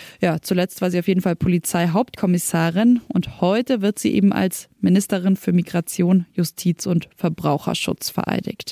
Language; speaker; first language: German; native; German